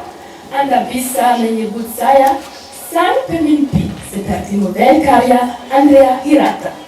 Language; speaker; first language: Indonesian; non-native, learner; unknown